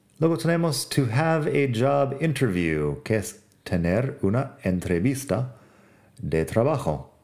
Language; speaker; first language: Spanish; non-native, fluent; English